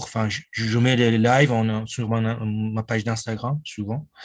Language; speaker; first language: French; non-native, fluent; Persian